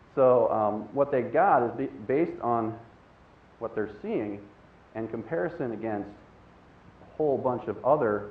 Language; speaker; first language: English; native; English